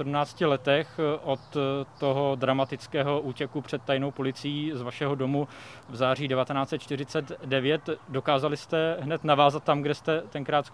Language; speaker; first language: Czech; native; Czech